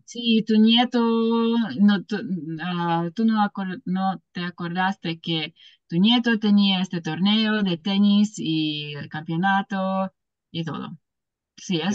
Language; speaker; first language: Spanish; non-native, learner; English